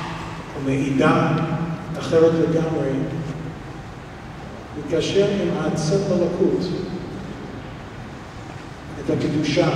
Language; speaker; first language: Hebrew; non-native, fluent; English